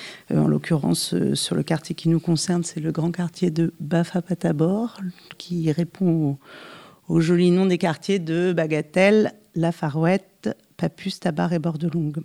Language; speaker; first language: French; native; French